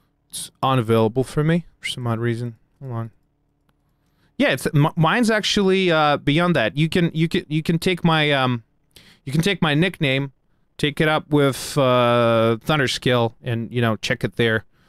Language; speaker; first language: English; early bilingual, other home language; Russian